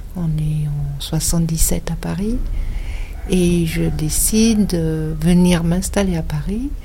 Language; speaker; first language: French; non-native, fluent; German